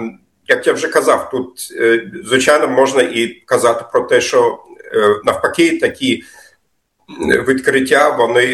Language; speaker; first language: Ukrainian; non-native, fluent; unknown